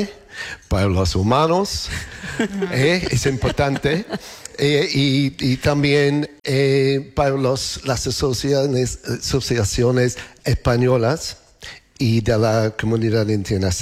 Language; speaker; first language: Spanish; non-native, learner; English